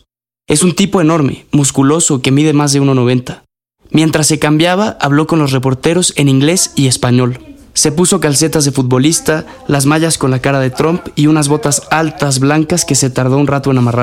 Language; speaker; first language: Spanish; native; Spanish